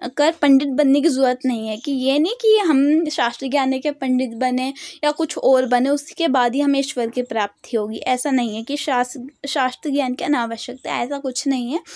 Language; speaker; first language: Hindi; native; Hindi